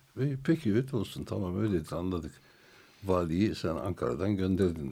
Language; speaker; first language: Turkish; non-native, local second language; Armenian